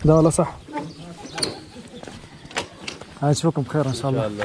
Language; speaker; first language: Arabic; native; Arabic